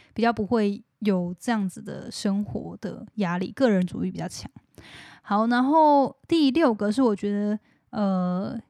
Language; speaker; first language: Chinese; native; Chinese